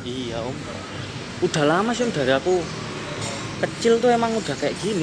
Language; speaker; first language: Indonesian; native; Indonesian